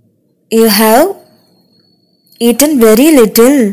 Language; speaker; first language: English; non-native, local second language; Tamil